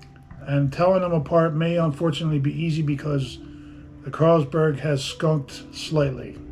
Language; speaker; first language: English; native; English